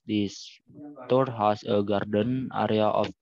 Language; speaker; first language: English; non-native, learner; Indonesian